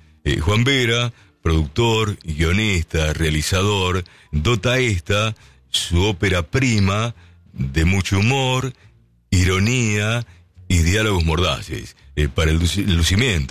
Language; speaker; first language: Spanish; native; Spanish